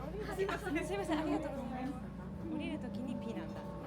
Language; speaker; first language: Japanese; native; Japanese